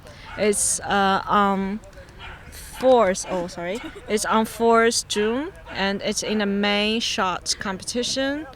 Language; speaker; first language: English; non-native, fluent; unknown